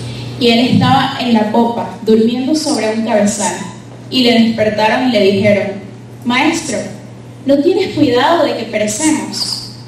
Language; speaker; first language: Spanish; native; Spanish